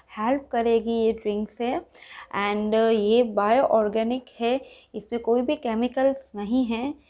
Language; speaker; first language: Hindi; non-native, local second language; Gujarati